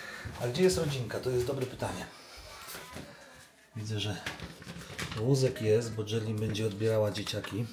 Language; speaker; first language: Polish; native; Polish